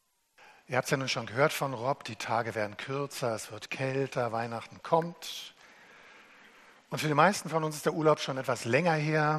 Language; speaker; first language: German; native; German